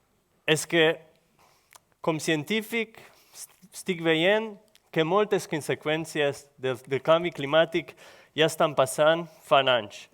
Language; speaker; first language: Catalan; non-native, local second language; Spanish